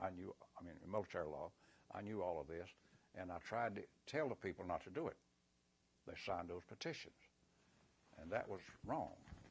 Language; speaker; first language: English; native; English